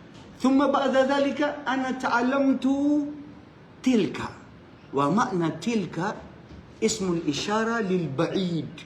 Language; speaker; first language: Arabic; non-native, fluent; Filipino